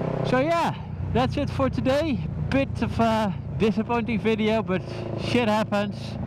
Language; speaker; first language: English; non-native, fluent; Dutch